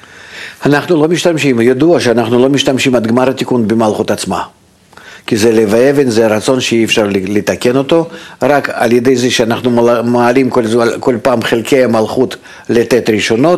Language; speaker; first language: Hebrew; non-native, fluent; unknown